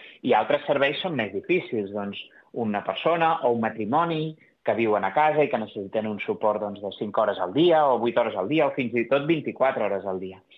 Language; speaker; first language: Catalan; native; Catalan